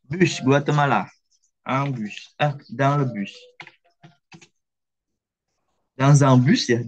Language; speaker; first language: French; non-native, fluent; Indonesian